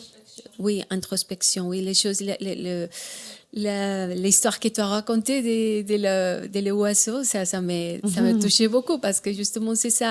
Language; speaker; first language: French; non-native, learner; Spanish